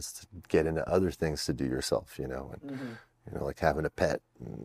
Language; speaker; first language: English; native; English